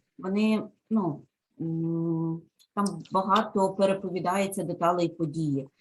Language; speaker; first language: Ukrainian; native; Ukrainian